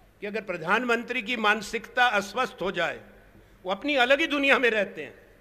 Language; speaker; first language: Hindi; native; Hindi